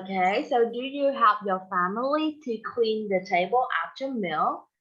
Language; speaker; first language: English; non-native, fluent; Vietnamese